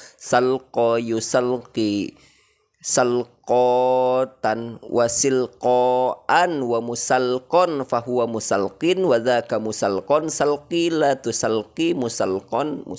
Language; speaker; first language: Arabic; non-native, fluent; Indonesian